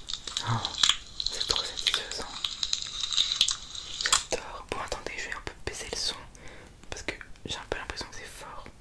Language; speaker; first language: French; native; French